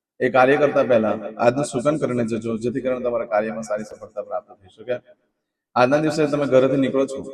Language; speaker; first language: Gujarati; native; Gujarati